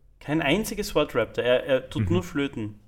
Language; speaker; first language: German; native; German